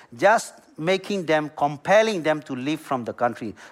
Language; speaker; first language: English; non-native, learner; Burmese